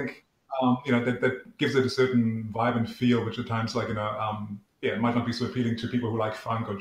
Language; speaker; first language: English; non-native, fluent; German